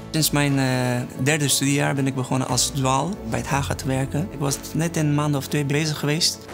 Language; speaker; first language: Dutch; non-native, fluent; Persian